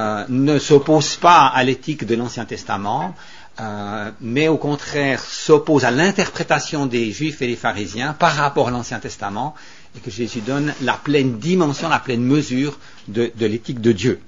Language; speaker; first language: French; native; French